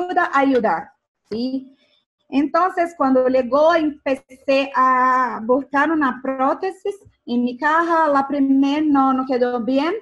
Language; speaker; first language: Spanish; non-native, fluent; Portuguese